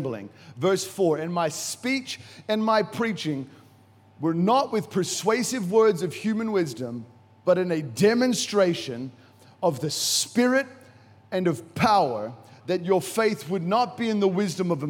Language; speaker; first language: English; native; English